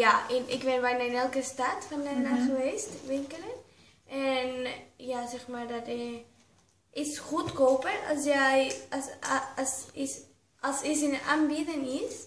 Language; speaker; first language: Dutch; non-native, learner; Spanish